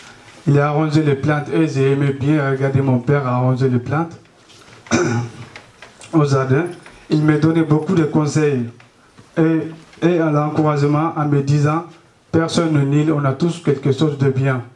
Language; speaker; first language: French; non-native, learner; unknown